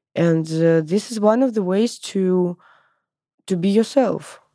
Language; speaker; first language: English; non-native, learner; Russian